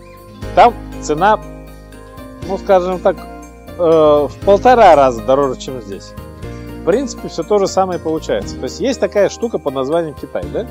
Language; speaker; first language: Russian; native; Russian